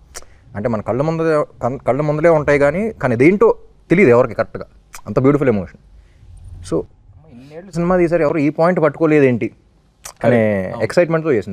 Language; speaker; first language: Telugu; native; Telugu